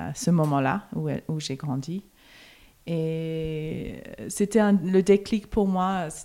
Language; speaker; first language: French; non-native, fluent; English